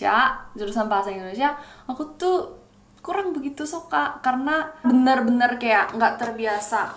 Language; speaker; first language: Indonesian; non-native, fluent; Korean